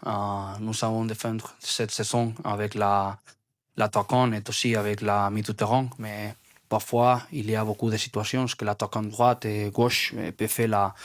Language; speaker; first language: French; non-native, learner; Spanish